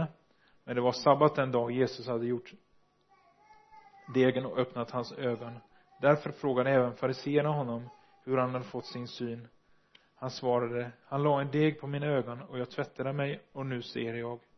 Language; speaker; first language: Swedish; non-native, fluent; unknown